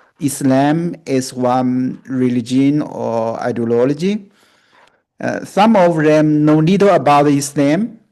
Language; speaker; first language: English; non-native, fluent; Chinese